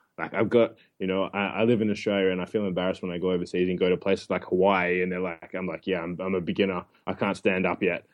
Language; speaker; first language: English; native; English